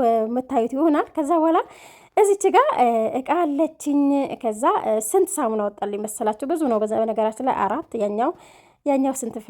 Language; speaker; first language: Amharic; native; Amharic